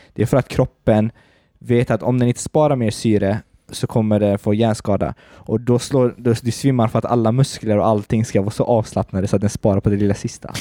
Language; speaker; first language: Swedish; early bilingual, other home language; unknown